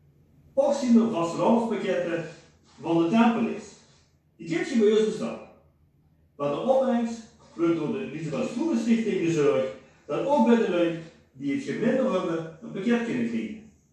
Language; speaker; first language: Dutch; native; Dutch